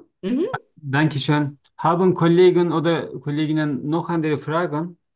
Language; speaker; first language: German; non-native, learner; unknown